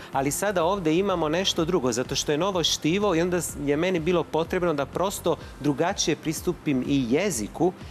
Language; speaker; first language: Bosnian; non-native, fluent; Italian